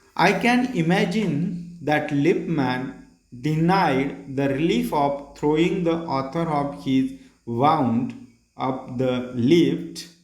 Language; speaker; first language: English; non-native, local second language; Marathi